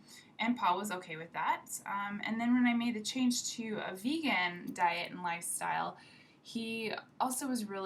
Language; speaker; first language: English; native; English